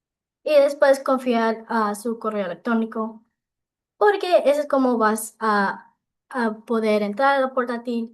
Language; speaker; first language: Spanish; non-native, local second language; English